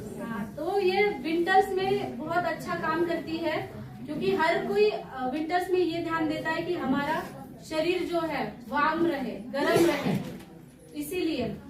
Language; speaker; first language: Hindi; non-native, local second language; Marathi